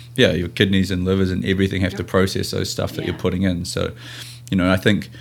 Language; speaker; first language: English; native; English